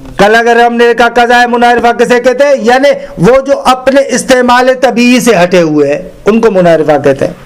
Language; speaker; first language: Urdu; non-native, local second language; Sindhi